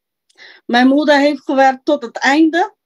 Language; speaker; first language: Dutch; non-native, local second language; Papiamento